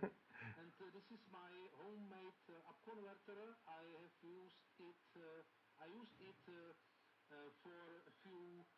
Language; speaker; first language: English; non-native, learner; Czech